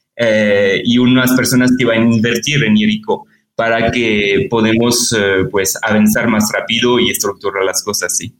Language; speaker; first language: Spanish; non-native, fluent; French